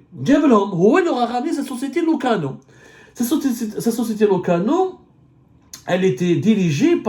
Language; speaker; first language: French; non-native, local second language; Arabic